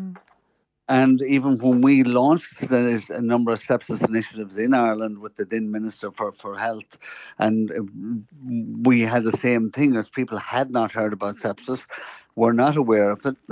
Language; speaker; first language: English; native; English